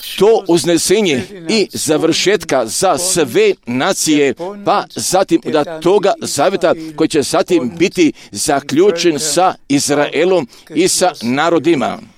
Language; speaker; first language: Croatian; non-native, local second language; Romany